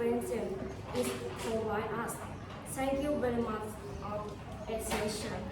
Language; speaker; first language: English; non-native, learner; Thai